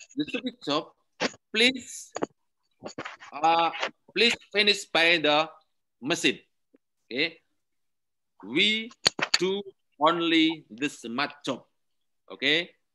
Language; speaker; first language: English; non-native, learner; Indonesian